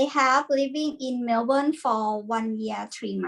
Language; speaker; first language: English; non-native, learner; Thai